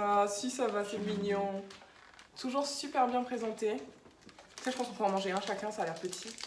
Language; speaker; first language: French; native; French